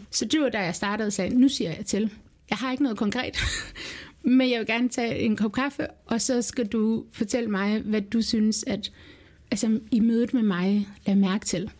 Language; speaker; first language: Danish; early bilingual, other home language; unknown